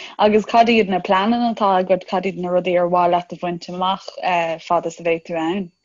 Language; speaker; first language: Irish; non-native, local second language; English